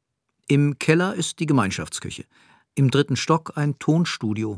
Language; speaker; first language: German; native; German